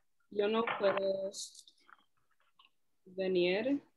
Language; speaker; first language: Spanish; non-native, learner; English